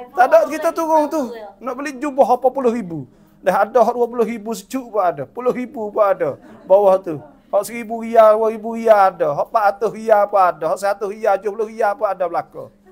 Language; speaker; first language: Malay; native; Malay